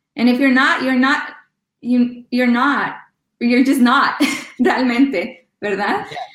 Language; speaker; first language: English; early bilingual, other home language; Spanish